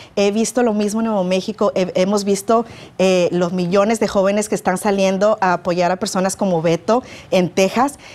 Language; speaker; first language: Spanish; native; Spanish